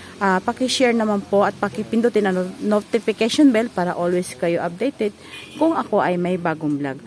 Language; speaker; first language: Filipino; non-native, local second language; Cebuano